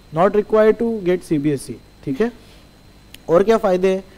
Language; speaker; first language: Hindi; non-native, local second language; Marathi